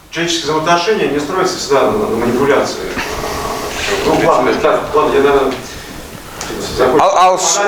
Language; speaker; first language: Russian; native; Russian